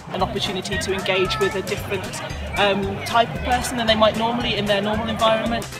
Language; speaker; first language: English; native; English